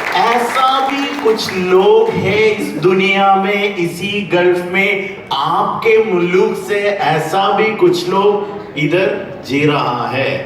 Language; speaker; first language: Hindi; non-native, learner; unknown